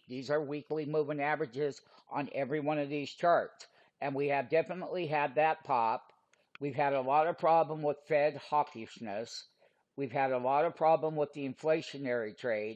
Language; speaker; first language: English; native; English